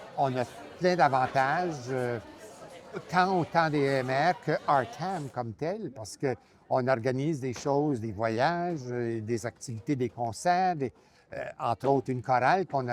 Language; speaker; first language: French; native; French